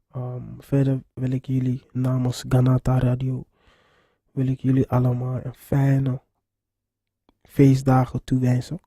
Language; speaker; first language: Dutch; non-native, fluent; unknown